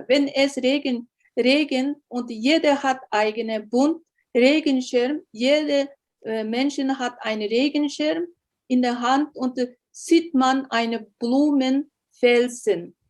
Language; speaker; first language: German; non-native, learner; Uyghur